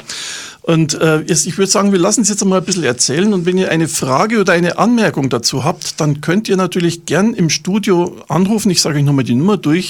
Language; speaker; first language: German; native; German